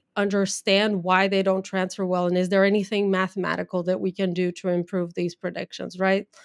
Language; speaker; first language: English; non-native, fluent; Portuguese